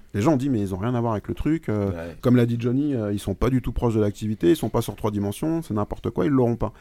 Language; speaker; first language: French; native; French